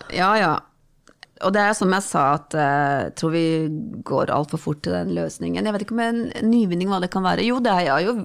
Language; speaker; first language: Norwegian; native; Norwegian